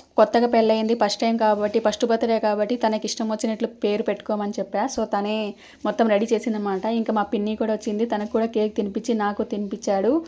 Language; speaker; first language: Telugu; native; Telugu